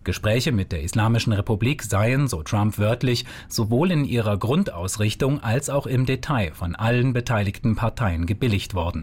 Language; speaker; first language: German; native; German